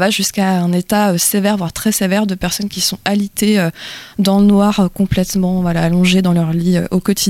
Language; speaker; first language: French; native; French